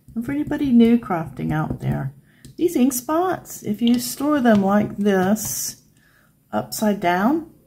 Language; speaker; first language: English; native; English